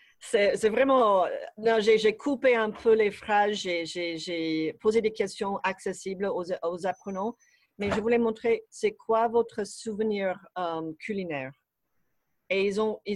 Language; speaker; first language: French; non-native, fluent; English